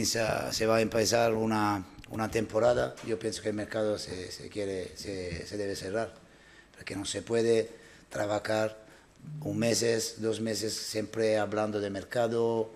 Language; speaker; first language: Spanish; non-native, learner; Italian